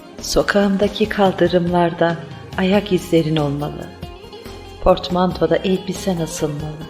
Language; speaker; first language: Turkish; native; Turkish